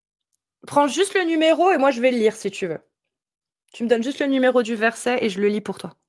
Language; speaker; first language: French; native; French